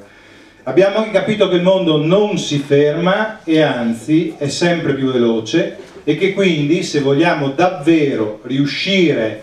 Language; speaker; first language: Italian; native; Italian